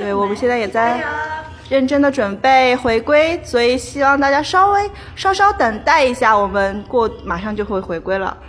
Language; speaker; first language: Chinese; native; Chinese